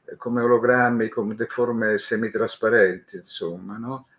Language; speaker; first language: Italian; native; Italian